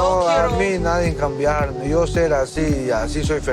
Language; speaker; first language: Spanish; native; Spanish